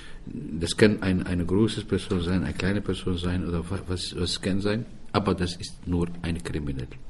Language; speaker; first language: German; non-native, fluent; Arabic